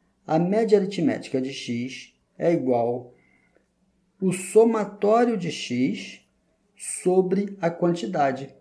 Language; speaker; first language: Portuguese; native; Portuguese